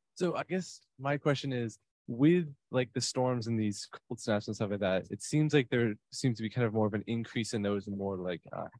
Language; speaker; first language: English; early bilingual, other home language; Portuguese